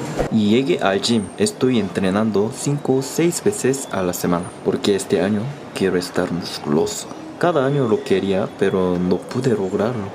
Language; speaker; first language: Spanish; non-native, learner; Korean